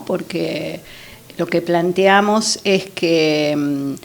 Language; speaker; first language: Spanish; native; Spanish